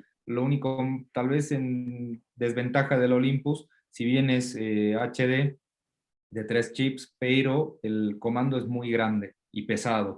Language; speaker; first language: Spanish; native; Spanish